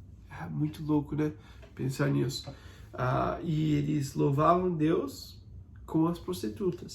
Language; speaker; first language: Portuguese; non-native, fluent; English